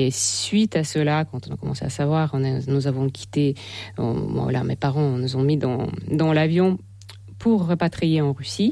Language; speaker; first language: French; non-native, fluent; Russian